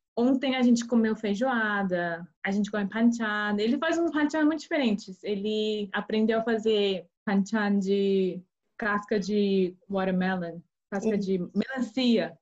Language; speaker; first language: Portuguese; early bilingual, other home language; Korean